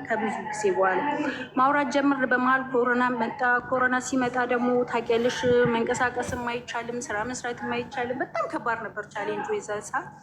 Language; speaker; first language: Amharic; native; Amharic